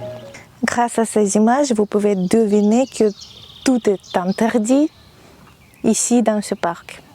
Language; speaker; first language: French; non-native, fluent; Russian